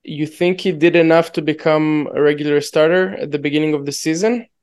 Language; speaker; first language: English; non-native, fluent; Hebrew